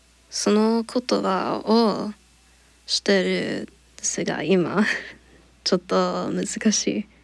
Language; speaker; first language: Japanese; non-native, learner; English